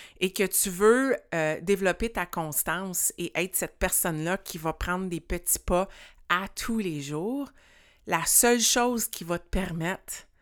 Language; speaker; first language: French; native; French